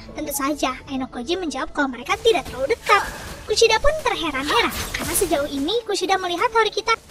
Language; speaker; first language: Indonesian; native; Indonesian